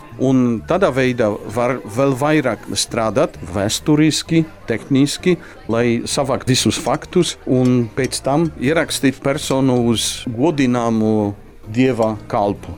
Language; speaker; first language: Latvian; non-native, fluent; Polish